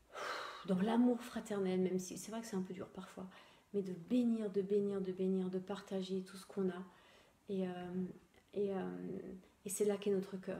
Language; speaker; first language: French; native; French